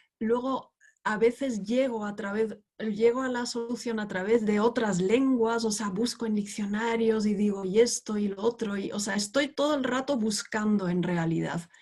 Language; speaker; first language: Spanish; non-native, fluent; Dutch